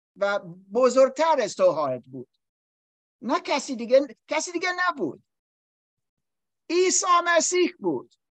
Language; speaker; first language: Persian; non-native, learner; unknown